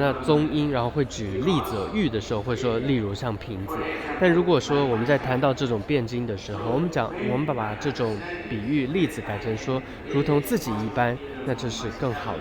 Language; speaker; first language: Chinese; native; Chinese